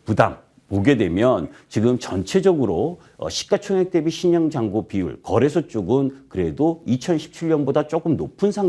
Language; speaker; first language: Korean; native; Korean